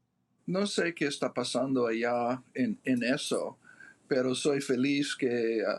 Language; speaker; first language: Spanish; non-native, fluent; English